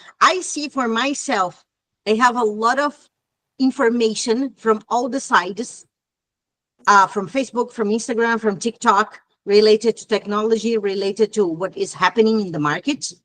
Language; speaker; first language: English; non-native, fluent; Portuguese